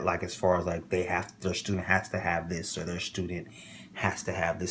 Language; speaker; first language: English; native; English